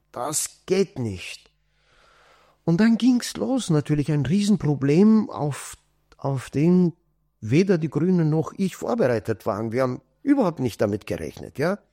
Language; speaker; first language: German; non-native, fluent; Kurdish